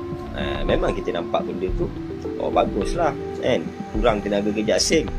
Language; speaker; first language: Malay; native; Malay